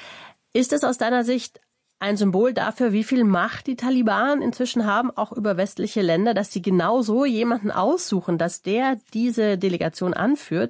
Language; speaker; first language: German; native; German